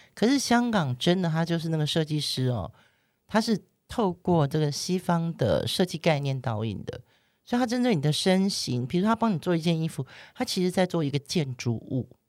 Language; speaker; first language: Chinese; native; Chinese